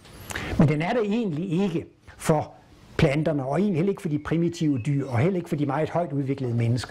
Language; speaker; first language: Danish; native; Danish